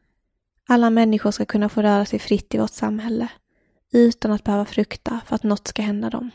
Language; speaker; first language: Swedish; native; Swedish